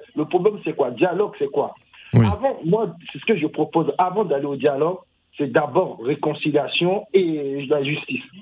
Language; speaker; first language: French; non-native, local second language; Sango